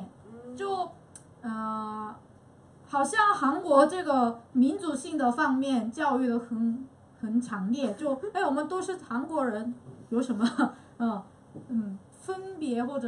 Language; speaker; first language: Chinese; non-native, fluent; Korean